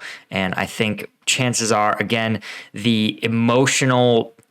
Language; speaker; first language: English; native; English